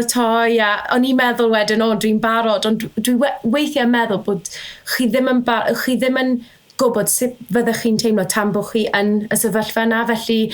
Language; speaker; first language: Welsh; native; Welsh